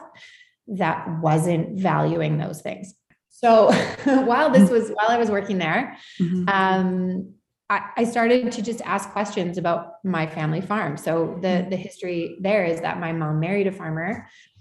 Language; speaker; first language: English; native; English